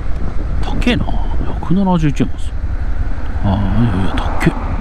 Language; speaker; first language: Japanese; native; Japanese